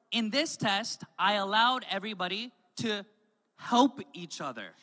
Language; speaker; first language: English; native; English